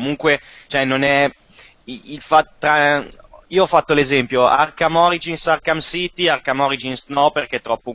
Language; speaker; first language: Italian; native; Italian